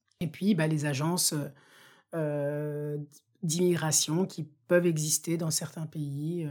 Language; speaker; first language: French; non-native, local second language; Bambara